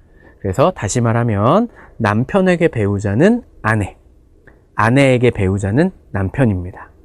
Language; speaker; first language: Korean; native; Korean